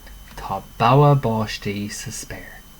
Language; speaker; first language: Irish; non-native, local second language; English